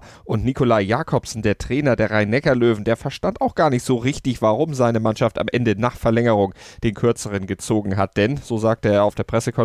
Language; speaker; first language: German; native; German